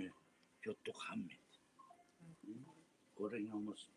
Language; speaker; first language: Japanese; native; Japanese